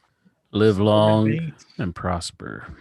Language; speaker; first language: English; native; English